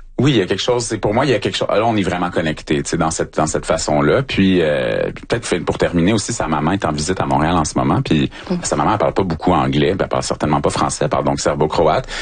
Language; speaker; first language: French; native; French